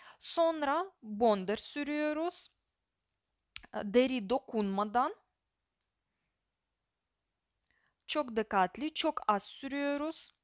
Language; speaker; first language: Turkish; non-native, fluent; Russian